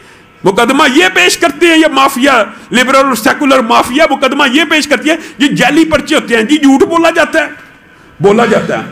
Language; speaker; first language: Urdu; non-native, local second language; Punjabi